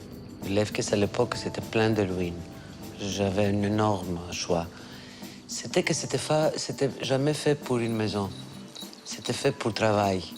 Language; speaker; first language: French; non-native, fluent; Greek